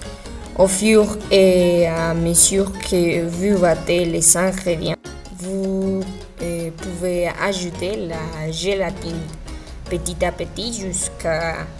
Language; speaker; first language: French; non-native, learner; Spanish